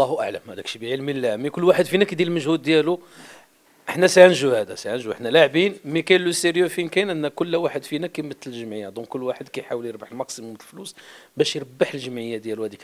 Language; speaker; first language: Arabic; native; Arabic